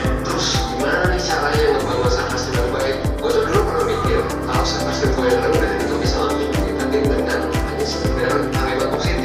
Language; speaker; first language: Indonesian; native; Indonesian